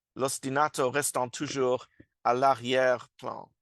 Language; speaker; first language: French; non-native, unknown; English